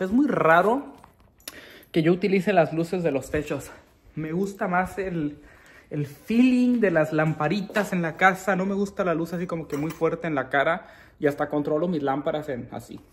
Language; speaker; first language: Spanish; native; Spanish